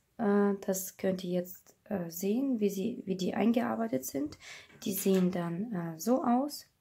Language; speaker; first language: German; non-native, fluent; Russian